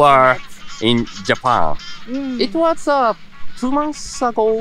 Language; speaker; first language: English; non-native, learner; Japanese